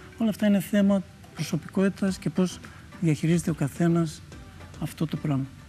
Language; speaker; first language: Greek; early bilingual, other home language; Russian